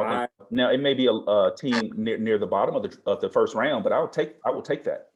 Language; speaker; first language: English; native; English